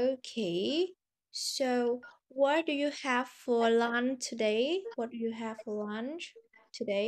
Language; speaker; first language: English; non-native, fluent; Vietnamese